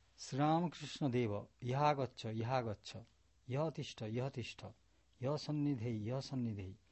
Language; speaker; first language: Japanese; non-native, learner; Bangla